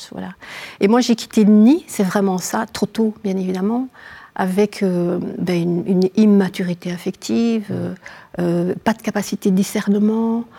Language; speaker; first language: French; native; French